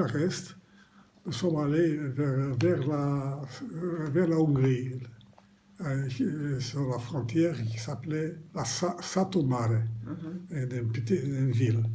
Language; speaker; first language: French; non-native, fluent; Romanian